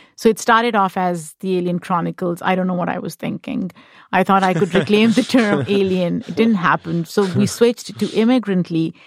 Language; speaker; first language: English; non-native, local second language; Urdu